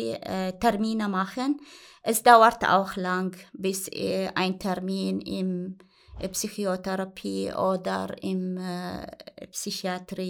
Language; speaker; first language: German; non-native, learner; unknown